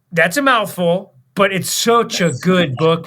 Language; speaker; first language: English; native; English